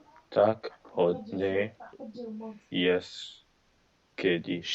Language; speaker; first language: Czech; non-native, learner; English